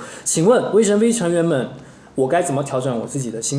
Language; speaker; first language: Chinese; native; Chinese